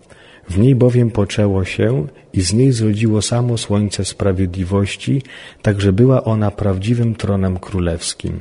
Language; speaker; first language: Polish; native; Polish